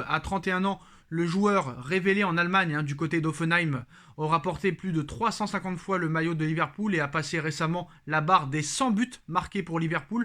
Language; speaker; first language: French; native; French